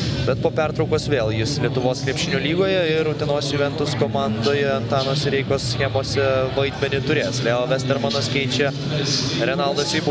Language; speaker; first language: Lithuanian; native; Lithuanian